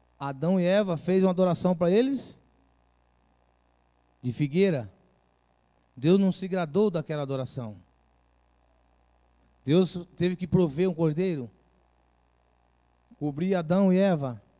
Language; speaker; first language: Portuguese; native; Portuguese